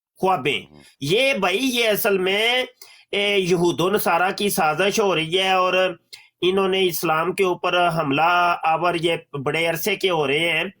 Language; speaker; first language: Urdu; non-native, local second language; Punjabi